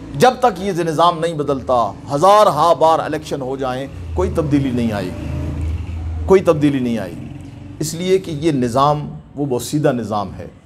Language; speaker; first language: Urdu; non-native, local second language; Punjabi